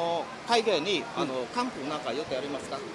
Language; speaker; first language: Japanese; non-native, learner; Indonesian